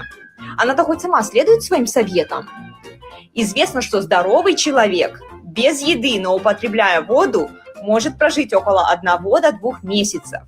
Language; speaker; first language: Russian; native; Russian